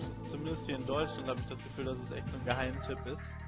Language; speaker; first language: German; native; German